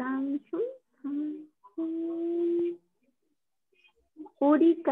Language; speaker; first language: Korean; non-native, learner; Spanish